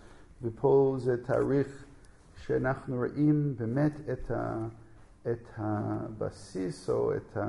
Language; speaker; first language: Hebrew; non-native, fluent; English